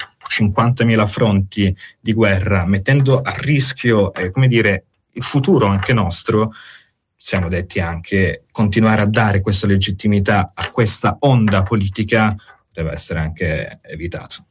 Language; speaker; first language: Italian; native; Italian